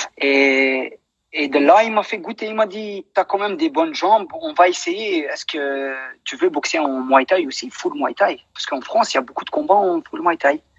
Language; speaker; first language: French; non-native, local second language; Dutch